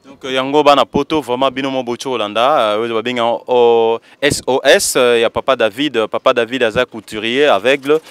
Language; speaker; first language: Lingala; native; Lingala